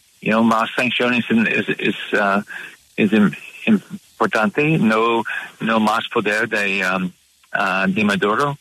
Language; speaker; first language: Spanish; non-native, learner; English